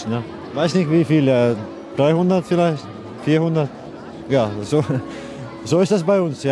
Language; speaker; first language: German; non-native, fluent; Icelandic